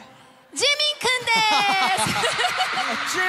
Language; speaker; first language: Japanese; native; Japanese